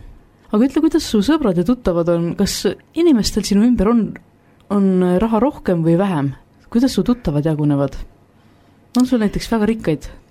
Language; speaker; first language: Estonian; native; Estonian